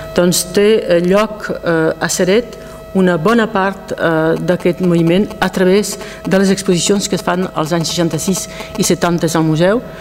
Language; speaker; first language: Catalan; non-native, local second language; French